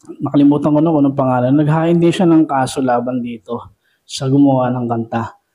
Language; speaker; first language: Filipino; native; Filipino